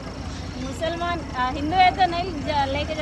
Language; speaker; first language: Hindi; non-native, local second language; Telugu